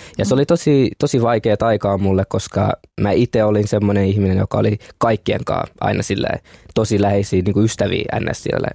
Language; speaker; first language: Finnish; early bilingual, other home language; Kinyarwanda